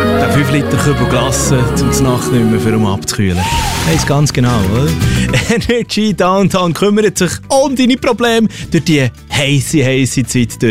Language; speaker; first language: German; native; German